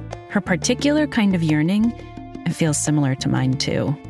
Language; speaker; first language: English; early bilingual, other home language; Spanish